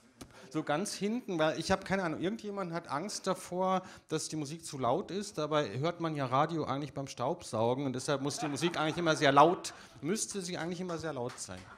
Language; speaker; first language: German; native; German